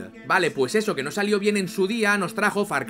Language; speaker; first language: Spanish; native; Spanish